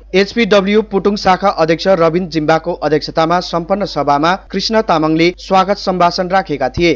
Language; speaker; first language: Nepali; native; Nepali